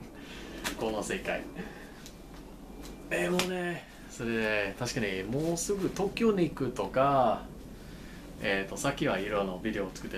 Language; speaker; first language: Japanese; non-native, learner; English